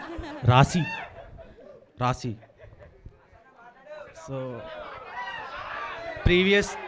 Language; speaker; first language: Telugu; native; Telugu